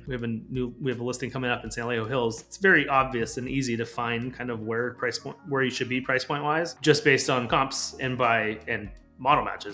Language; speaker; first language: English; native; English